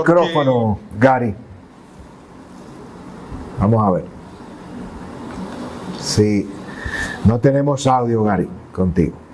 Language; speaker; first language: Spanish; native; Spanish